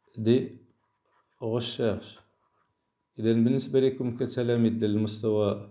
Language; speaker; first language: French; non-native, local second language; Arabic